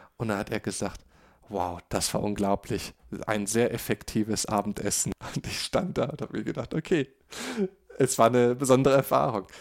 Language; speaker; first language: German; native; German